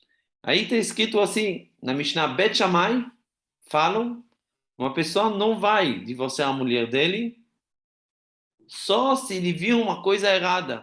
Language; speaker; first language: Portuguese; non-native, fluent; Hebrew